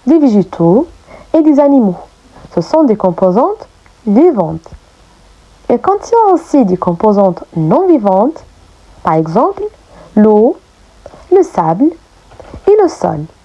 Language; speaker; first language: French; non-native, local second language; Arabic